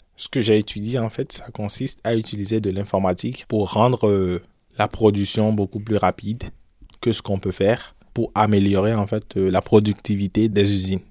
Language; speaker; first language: French; non-native, local second language; Fon